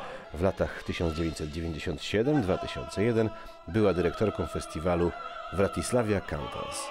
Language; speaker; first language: Polish; native; Polish